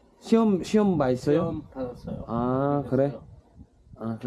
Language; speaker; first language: Korean; non-native, learner; Cebuano